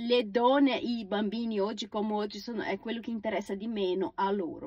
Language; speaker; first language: Italian; non-native, fluent; Portuguese